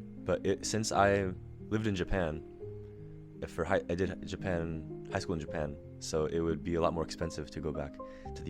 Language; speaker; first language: English; early bilingual, other home language; Japanese